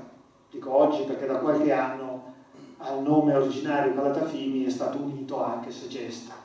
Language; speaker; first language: Italian; native; Italian